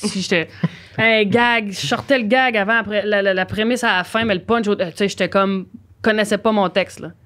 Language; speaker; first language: French; native; French